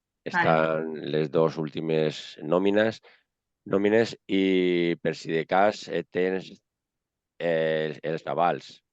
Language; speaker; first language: Catalan; non-native, local second language; Spanish